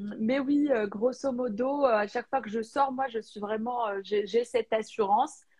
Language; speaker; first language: French; non-native, local second language; Arabic